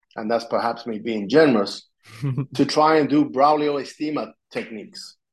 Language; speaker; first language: English; non-native, fluent; Italian